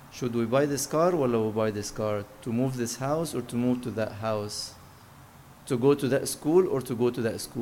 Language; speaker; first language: English; non-native, fluent; Arabic